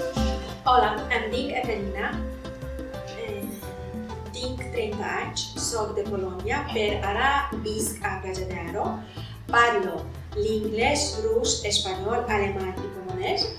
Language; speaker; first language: Catalan; non-native, learner; Polish